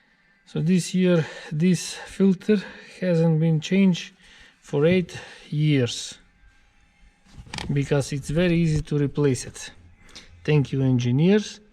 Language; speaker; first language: English; non-native, fluent; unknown